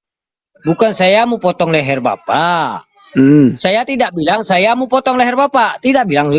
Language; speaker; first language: Indonesian; non-native, local second language; Achinese